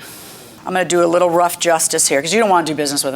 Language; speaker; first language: English; native; English